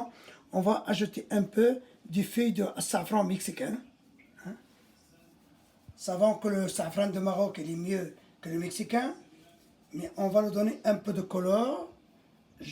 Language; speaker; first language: French; non-native, fluent; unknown